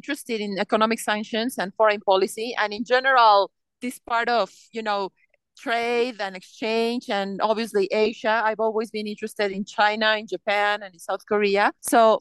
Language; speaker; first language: English; non-native, fluent; Spanish